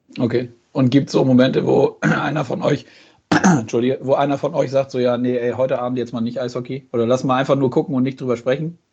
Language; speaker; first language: German; native; German